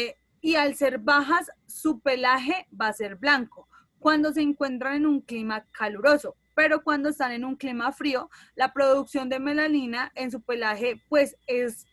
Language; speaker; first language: Spanish; native; Spanish